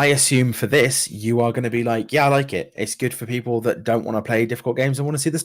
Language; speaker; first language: English; native; English